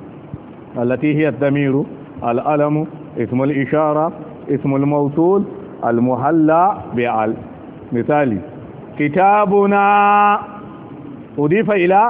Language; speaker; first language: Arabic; non-native, fluent; Hausa